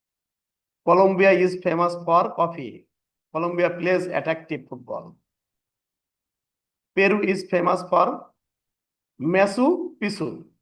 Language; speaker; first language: English; non-native, fluent; Bangla